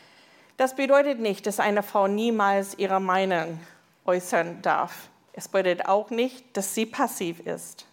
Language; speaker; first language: German; non-native, fluent; English